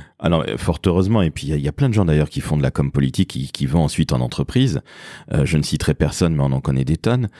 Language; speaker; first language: French; native; French